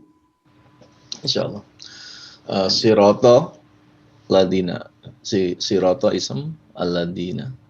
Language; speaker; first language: Arabic; non-native, learner; Indonesian